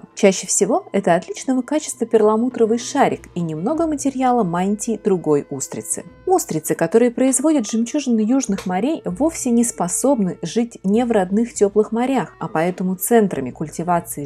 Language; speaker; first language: Russian; native; Russian